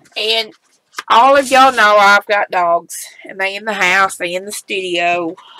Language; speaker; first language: English; native; English